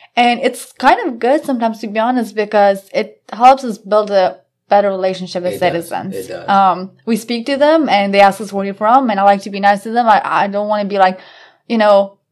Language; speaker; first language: English; non-native, fluent; Albanian